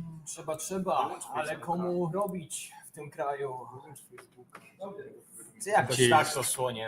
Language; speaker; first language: Polish; native; Polish